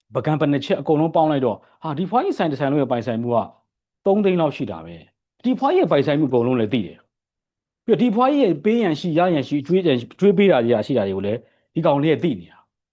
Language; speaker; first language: Burmese; native; Burmese